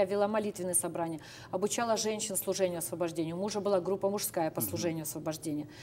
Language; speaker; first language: Russian; native; Russian